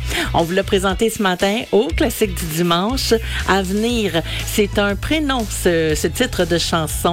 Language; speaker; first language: French; native; French